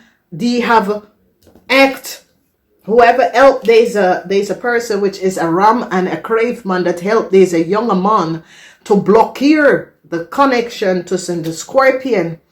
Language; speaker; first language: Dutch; non-native, fluent; English